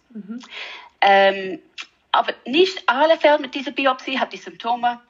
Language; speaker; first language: German; non-native, learner; English